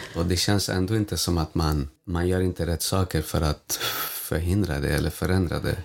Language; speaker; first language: Swedish; native; Swedish